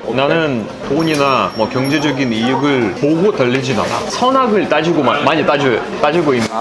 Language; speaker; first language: Korean; non-native, fluent; Russian